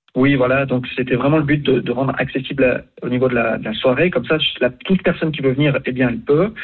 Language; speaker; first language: French; native; French